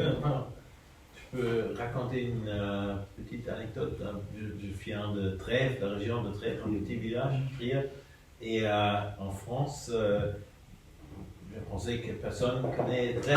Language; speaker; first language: French; non-native, fluent; German